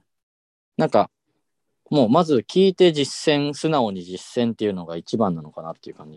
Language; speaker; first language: Japanese; native; Japanese